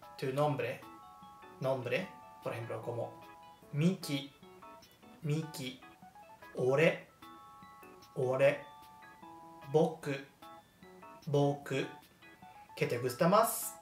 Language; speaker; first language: Spanish; non-native, learner; Japanese